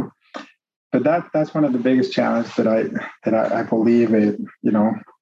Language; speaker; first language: English; non-native, fluent; Spanish